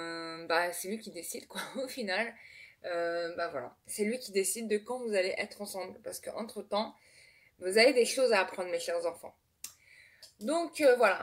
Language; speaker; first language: French; native; French